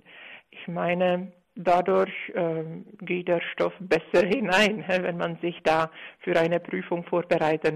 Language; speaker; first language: German; non-native, fluent; Czech